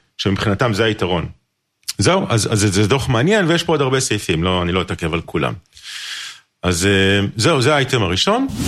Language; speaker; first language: Hebrew; native; Hebrew